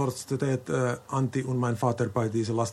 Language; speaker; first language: German; non-native, learner; Finnish